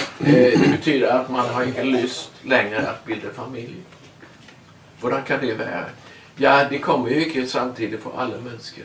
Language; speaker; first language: Swedish; non-native, learner; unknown